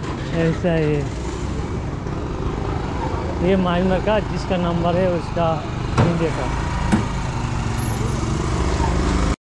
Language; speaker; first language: Hindi; non-native, local second language; Bangla